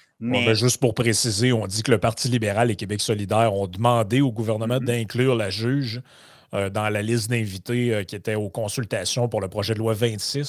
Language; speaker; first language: French; native; French